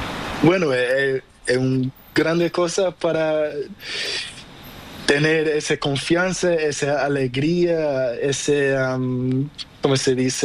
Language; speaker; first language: Spanish; non-native, learner; Portuguese